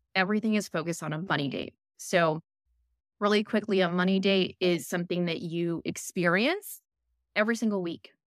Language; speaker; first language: English; native; English